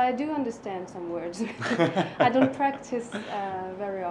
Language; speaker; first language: English; non-native, fluent; French